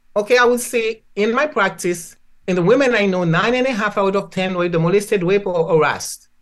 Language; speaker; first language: English; non-native, fluent; Haitian Creole